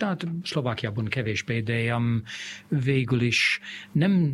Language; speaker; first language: Hungarian; non-native, fluent; English